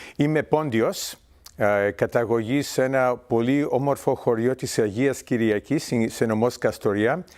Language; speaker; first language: Greek; early bilingual, heritage; Greek